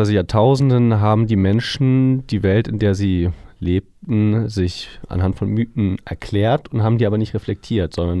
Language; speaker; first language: German; native; German